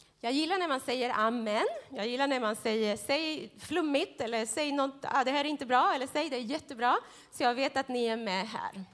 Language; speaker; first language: Swedish; non-native, fluent; Spanish